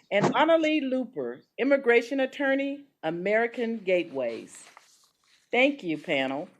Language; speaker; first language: English; native; English